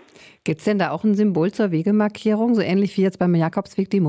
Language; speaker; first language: German; native; German